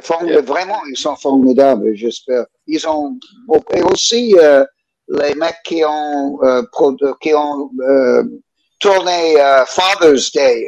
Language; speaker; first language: French; non-native, learner; English